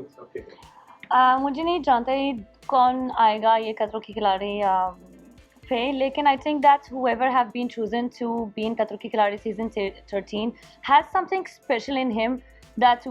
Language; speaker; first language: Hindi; non-native, learner; Arabic